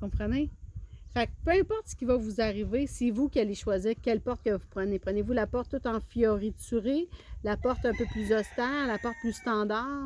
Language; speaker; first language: French; native; French